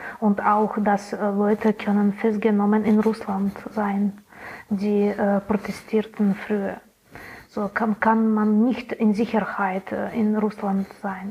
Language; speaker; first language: German; non-native, learner; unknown